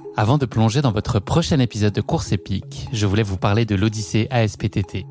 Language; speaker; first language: French; native; French